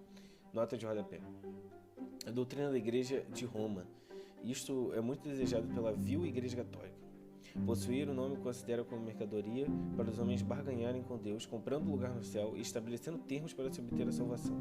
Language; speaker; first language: Portuguese; native; Portuguese